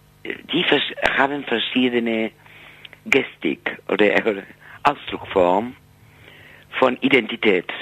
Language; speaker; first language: German; non-native, fluent; Spanish